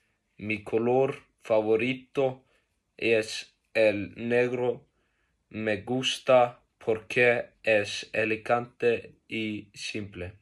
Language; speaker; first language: Spanish; non-native, learner; Icelandic